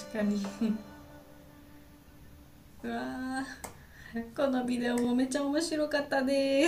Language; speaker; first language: Japanese; non-native, learner; Georgian